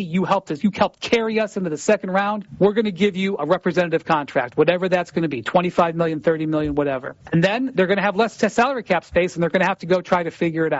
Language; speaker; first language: English; native; English